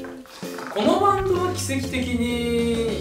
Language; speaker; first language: Japanese; native; Japanese